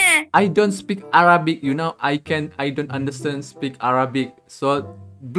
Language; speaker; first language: English; non-native, learner; Indonesian